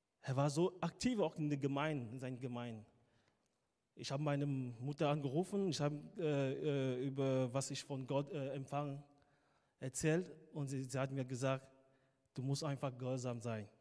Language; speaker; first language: German; non-native, fluent; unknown